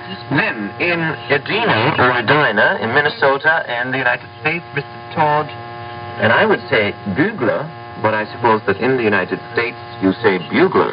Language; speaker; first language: English; non-native, fluent; Dutch